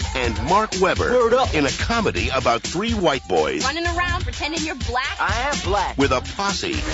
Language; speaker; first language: English; native; English